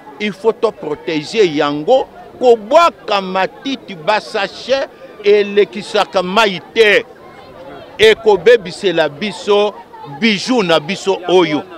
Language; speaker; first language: Lingala; native; Lingala